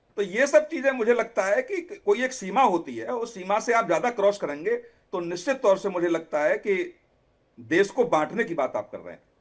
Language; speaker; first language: Hindi; native; Hindi